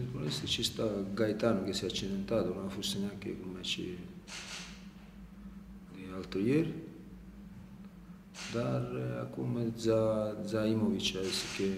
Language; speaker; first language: Romanian; non-native, learner; Italian